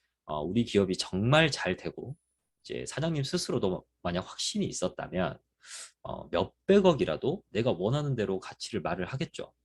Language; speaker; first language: Korean; native; Korean